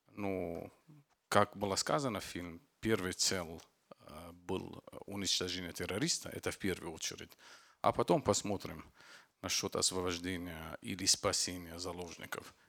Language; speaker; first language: Russian; non-native, fluent; Arabic